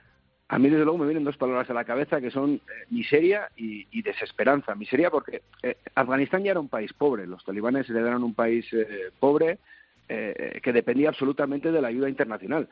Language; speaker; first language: Spanish; native; Spanish